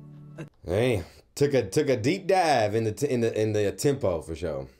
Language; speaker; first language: English; native; English